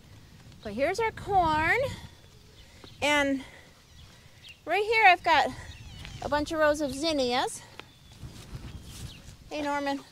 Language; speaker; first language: English; native; English